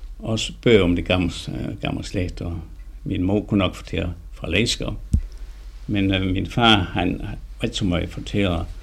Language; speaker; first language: Danish; native; Danish